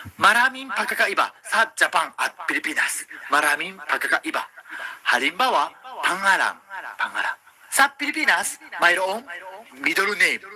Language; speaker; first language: Filipino; non-native, learner; Japanese